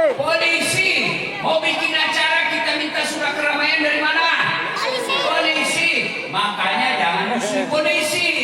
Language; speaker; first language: Indonesian; non-native, local second language; Buginese